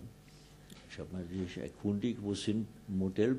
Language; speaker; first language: German; native; German